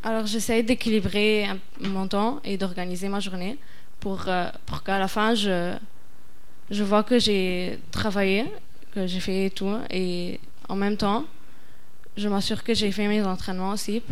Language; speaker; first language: French; non-native, fluent; Arabic